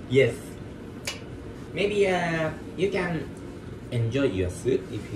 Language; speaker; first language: English; non-native, learner; Japanese